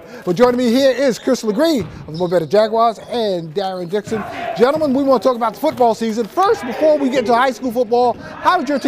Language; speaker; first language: English; native; English